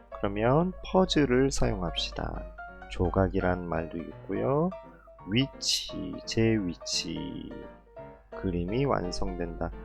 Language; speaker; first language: Korean; native; Korean